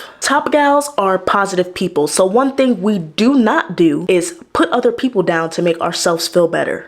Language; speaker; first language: English; native; English